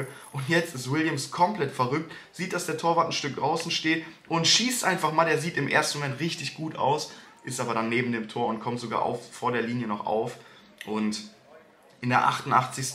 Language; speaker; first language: German; native; German